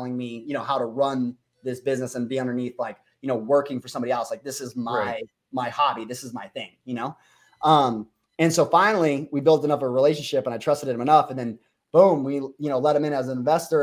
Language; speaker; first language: English; native; English